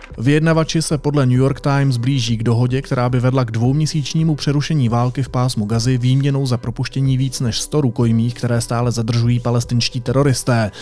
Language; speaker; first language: Czech; native; Czech